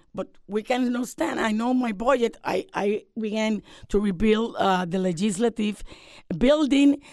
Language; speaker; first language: English; non-native, fluent; Spanish